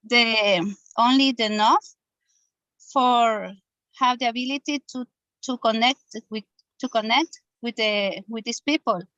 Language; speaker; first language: English; non-native, learner; Spanish